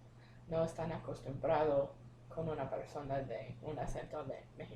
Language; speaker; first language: Spanish; non-native, learner; English